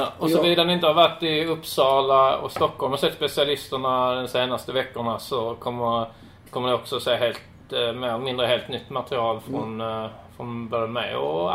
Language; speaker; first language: Swedish; native; Swedish